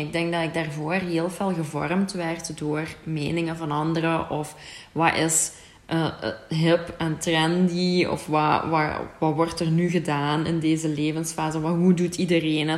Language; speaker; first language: Dutch; native; Dutch